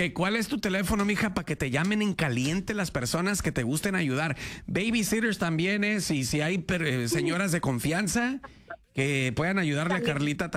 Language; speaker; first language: Spanish; native; Spanish